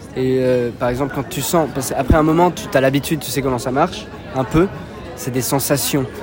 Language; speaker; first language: French; native; French